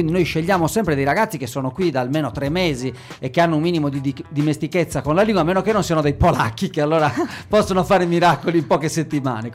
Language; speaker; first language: Italian; native; Italian